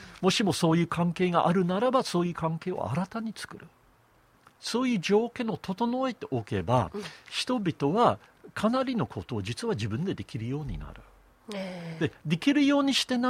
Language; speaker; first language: Japanese; non-native, fluent; English